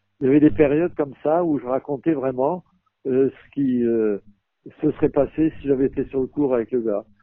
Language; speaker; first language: French; native; French